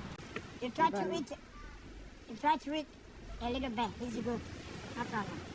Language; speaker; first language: English; non-native, learner; Spanish